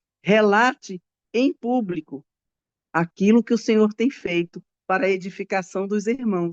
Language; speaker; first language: Portuguese; native; Portuguese